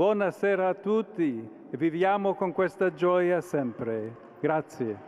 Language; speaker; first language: Italian; non-native, fluent; English